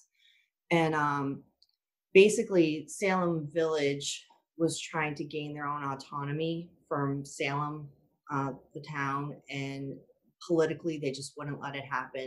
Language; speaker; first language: English; native; English